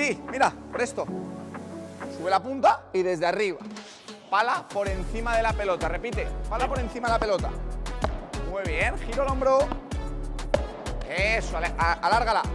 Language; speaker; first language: Spanish; native; Spanish